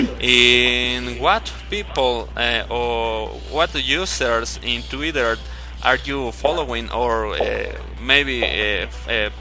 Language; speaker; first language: English; non-native, learner; Spanish